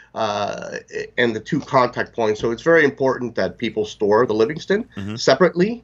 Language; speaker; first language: English; native; English